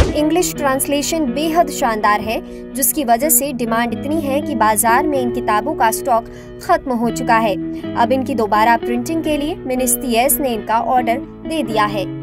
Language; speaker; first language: Hindi; native; Hindi